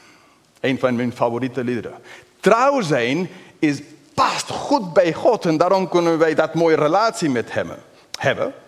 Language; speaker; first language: Dutch; non-native, fluent; English